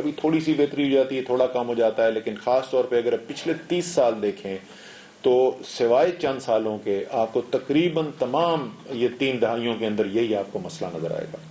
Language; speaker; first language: Urdu; native; Urdu